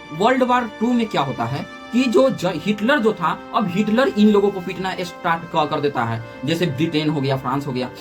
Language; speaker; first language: Hindi; native; Hindi